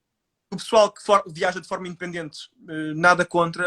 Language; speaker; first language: Portuguese; native; Portuguese